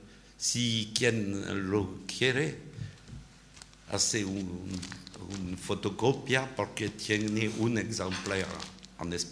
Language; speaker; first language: Spanish; non-native, learner; French